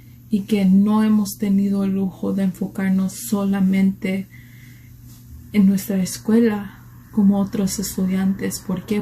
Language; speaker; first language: Spanish; early bilingual, heritage; Spanish